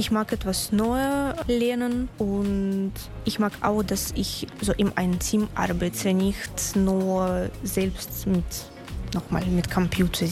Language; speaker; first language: German; non-native, learner; Russian